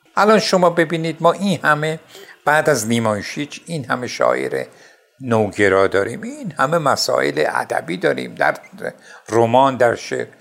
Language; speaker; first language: Persian; non-native, local second language; Azerbaijani